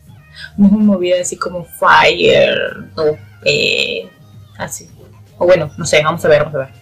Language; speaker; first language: Spanish; native; Spanish